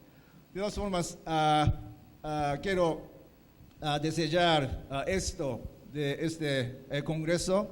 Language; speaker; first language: Portuguese; non-native, fluent; Japanese